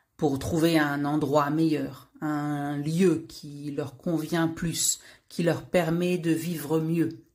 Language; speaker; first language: French; native; French